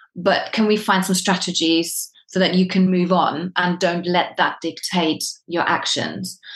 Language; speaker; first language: English; non-native, fluent; German